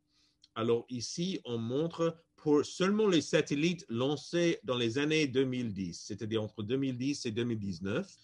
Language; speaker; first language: French; non-native, fluent; English